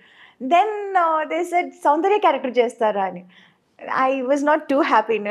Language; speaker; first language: Telugu; non-native, local second language; Tamil